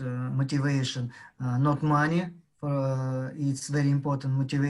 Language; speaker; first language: English; non-native, learner; Russian